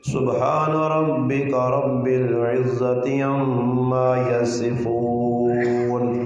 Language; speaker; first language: Urdu; non-native, local second language; Punjabi